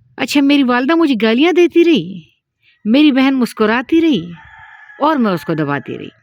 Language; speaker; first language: Urdu; non-native, local second language; Pashto